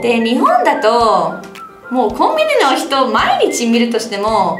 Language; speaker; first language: Japanese; non-native, fluent; English